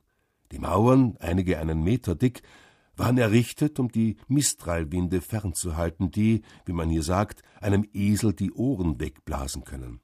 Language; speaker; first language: German; native; German